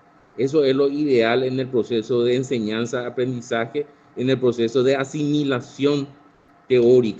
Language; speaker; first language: Spanish; native; Spanish